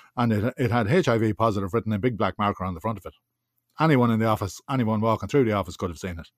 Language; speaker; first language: English; native; English